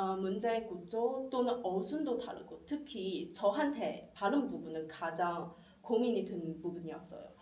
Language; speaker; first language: Korean; non-native, fluent; Chinese